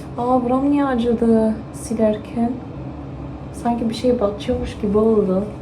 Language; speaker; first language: Turkish; early bilingual, heritage; Turkish